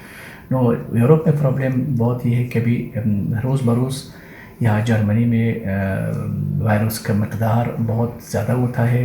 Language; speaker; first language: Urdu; non-native, learner; Persian